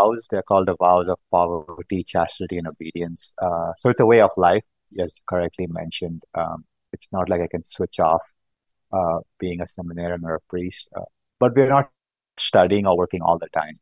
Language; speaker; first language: English; non-native, local second language; Konkani